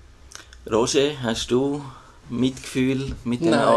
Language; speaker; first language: German; native; German